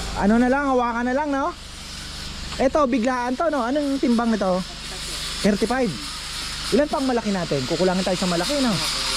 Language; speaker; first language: Filipino; native; Filipino